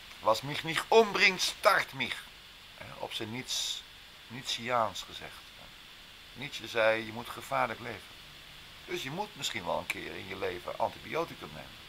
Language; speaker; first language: Dutch; native; Dutch